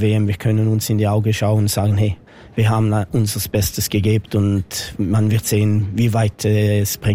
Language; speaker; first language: German; non-native, fluent; French